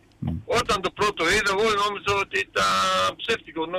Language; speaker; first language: Greek; early bilingual, heritage; Greek